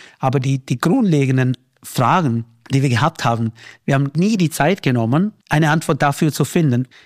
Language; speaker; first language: German; non-native, fluent; Hindi